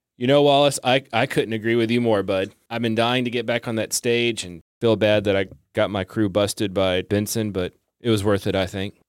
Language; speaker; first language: English; native; English